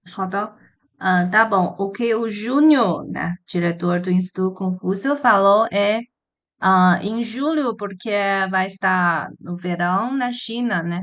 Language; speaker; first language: Portuguese; non-native, learner; Chinese